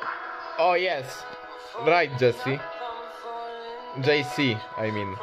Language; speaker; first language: English; non-native, fluent; Polish